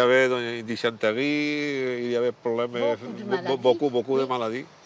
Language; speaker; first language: French; non-native, learner; Spanish